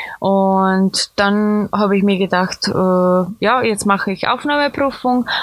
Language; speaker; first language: German; non-native, fluent; Serbian